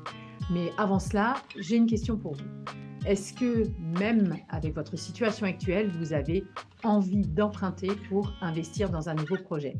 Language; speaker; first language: French; native; French